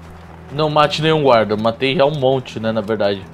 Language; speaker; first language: Portuguese; native; Portuguese